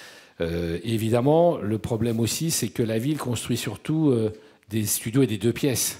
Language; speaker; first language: French; native; French